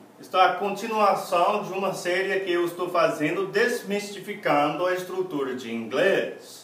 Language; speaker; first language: Portuguese; non-native, fluent; English